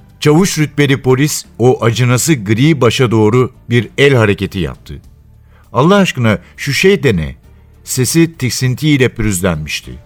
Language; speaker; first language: Turkish; native; Turkish